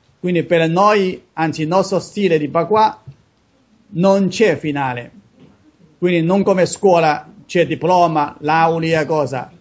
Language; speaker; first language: Italian; non-native, learner; Chinese